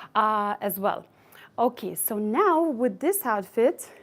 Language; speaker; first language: English; non-native, fluent; Lithuanian